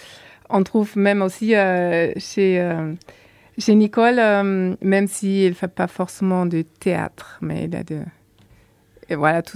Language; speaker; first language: French; non-native, fluent; German